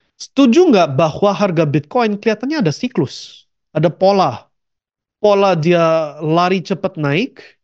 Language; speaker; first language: Indonesian; early bilingual, heritage; Indonesian